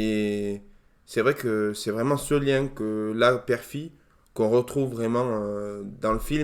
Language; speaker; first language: French; native; French